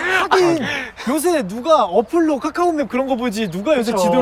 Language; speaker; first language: Korean; native; Korean